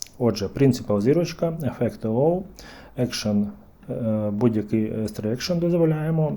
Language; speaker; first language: Ukrainian; native; Ukrainian